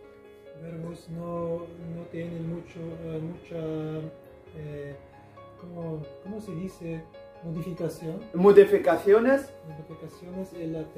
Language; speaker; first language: Spanish; non-native, learner; Arabic